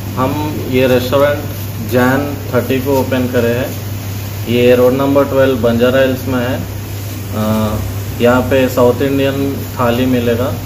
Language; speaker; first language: Hindi; non-native, local second language; Telugu